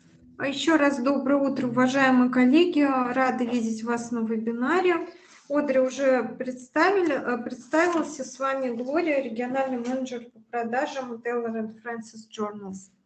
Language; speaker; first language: Russian; native; Russian